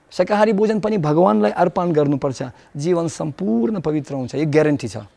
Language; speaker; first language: Nepali; non-native, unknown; Russian